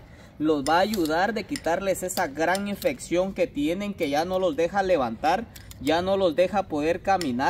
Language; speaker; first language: Spanish; native; Spanish